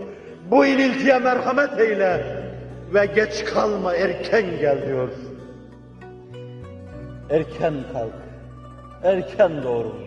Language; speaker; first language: Turkish; native; Turkish